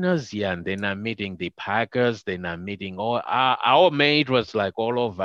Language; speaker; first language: English; non-native, local second language; Nyanja